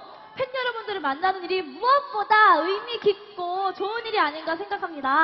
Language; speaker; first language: Korean; native; Korean